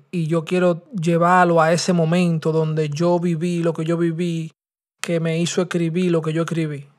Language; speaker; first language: Spanish; early bilingual, heritage; Spanish